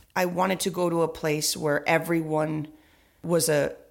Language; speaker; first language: English; early bilingual, other home language; Spanish